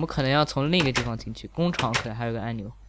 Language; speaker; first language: Chinese; native; Chinese